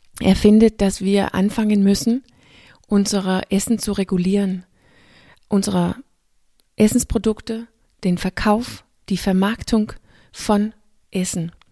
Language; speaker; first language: German; non-native, fluent; Danish